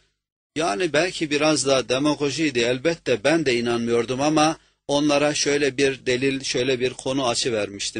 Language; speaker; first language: Turkish; native; Turkish